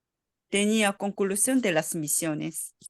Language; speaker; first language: Spanish; non-native, fluent; Korean